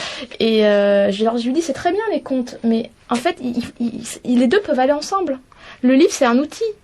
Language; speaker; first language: French; native; French